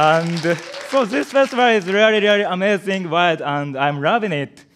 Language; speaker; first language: English; non-native, learner; Japanese